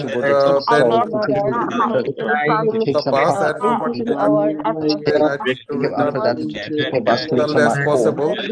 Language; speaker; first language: English; non-native, learner; Bangla